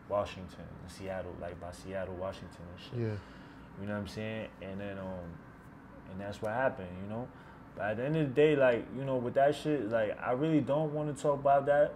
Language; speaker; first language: English; native; English